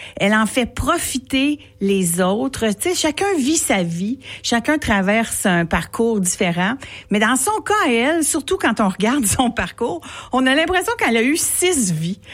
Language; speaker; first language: French; native; French